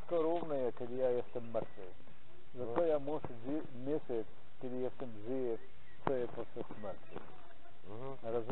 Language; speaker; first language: Polish; non-native, learner; Ukrainian